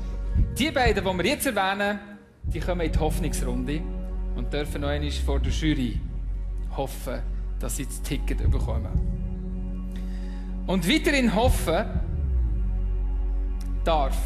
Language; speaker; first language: German; native; German